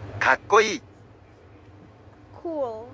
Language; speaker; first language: Japanese; non-native, learner; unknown